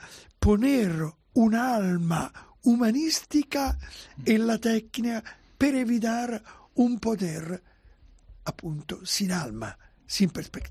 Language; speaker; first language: Spanish; non-native, fluent; Italian